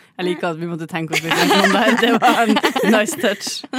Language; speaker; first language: Norwegian; native; Norwegian